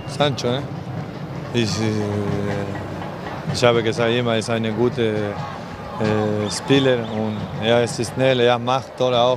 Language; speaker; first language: German; non-native, learner; Spanish